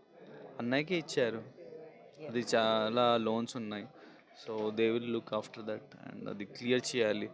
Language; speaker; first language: Telugu; non-native, local second language; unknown